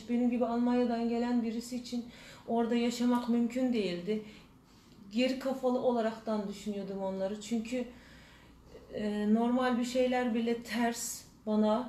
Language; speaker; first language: Turkish; early bilingual, heritage; Turkish